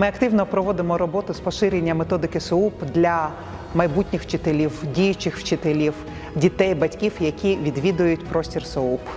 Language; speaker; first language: Ukrainian; native; Ukrainian